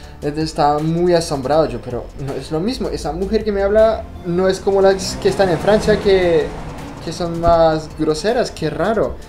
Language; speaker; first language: Spanish; non-native, fluent; French